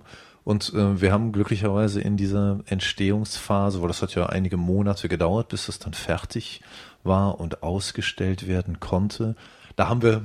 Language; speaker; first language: German; native; German